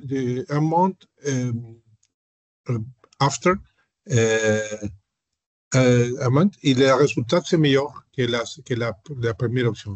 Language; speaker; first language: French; non-native, learner; Spanish